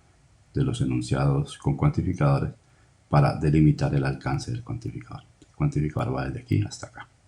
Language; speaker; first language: Spanish; native; Spanish